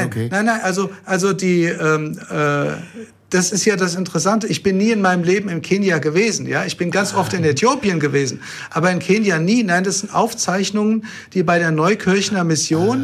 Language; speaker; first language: German; native; German